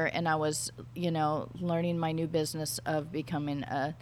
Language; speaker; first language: English; native; English